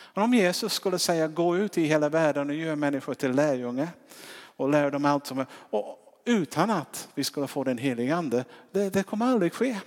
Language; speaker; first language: Swedish; non-native, fluent; English